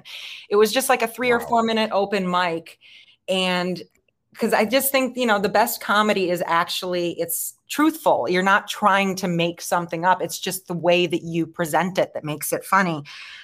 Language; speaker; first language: English; native; English